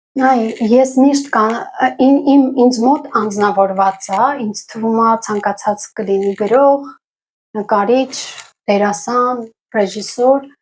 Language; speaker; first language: Armenian; native; Armenian